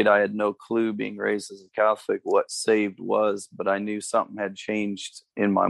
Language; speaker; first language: English; native; English